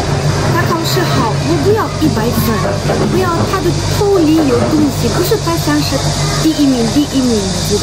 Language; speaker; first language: Chinese; non-native, learner; Ukrainian